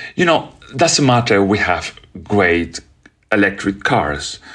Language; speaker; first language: English; non-native, fluent; Spanish